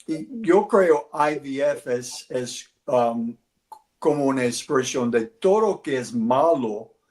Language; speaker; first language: Spanish; non-native, learner; English